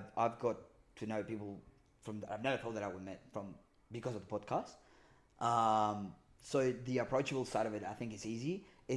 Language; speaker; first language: English; non-native, fluent; Spanish